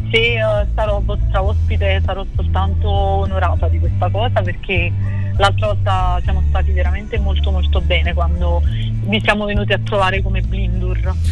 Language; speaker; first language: Italian; native; Italian